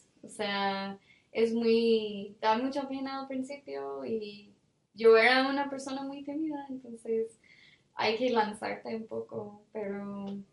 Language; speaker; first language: Spanish; non-native, fluent; English